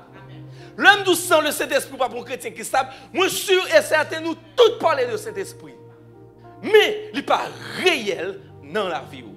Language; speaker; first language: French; non-native, local second language; Haitian Creole